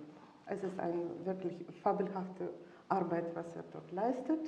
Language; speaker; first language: German; non-native, fluent; Russian